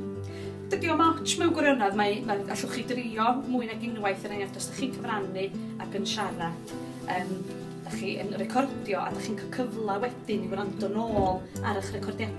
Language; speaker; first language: Welsh; native; Welsh